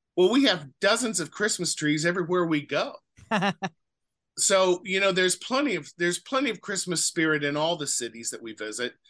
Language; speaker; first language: English; native; English